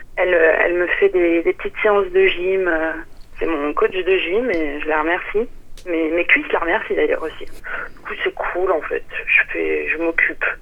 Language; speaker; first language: French; native; French